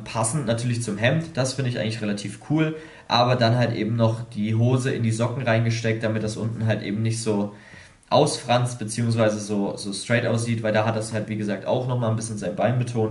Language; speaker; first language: German; native; German